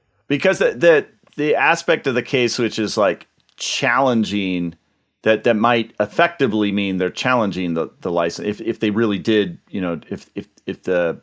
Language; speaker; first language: English; native; English